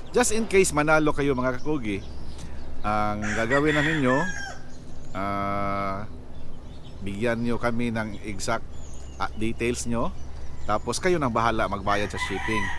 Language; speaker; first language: Filipino; non-native, local second language; Cebuano